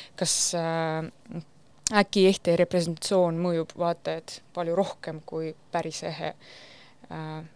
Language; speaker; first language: Estonian; non-native, local second language; Russian